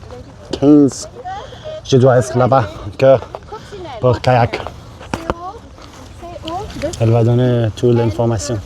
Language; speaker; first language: French; non-native, learner; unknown